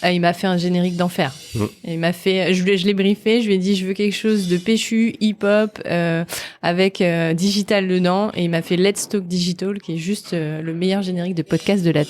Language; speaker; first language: French; native; French